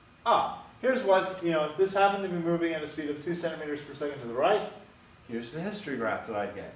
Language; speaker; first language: English; native; English